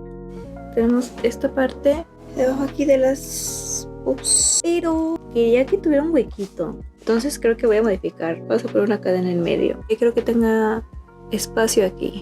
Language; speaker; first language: Spanish; native; Spanish